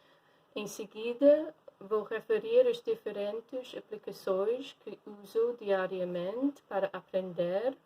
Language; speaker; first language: Portuguese; non-native, fluent; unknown